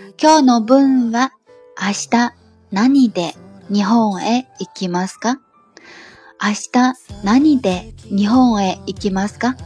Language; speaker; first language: Japanese; non-native, fluent; Chinese